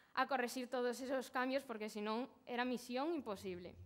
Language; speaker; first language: Galician; non-native, local second language; Spanish